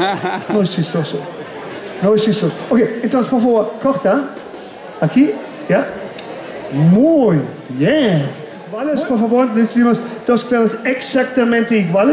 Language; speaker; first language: Spanish; non-native, fluent; German